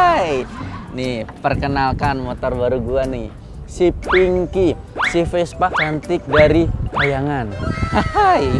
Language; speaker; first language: Indonesian; native; Indonesian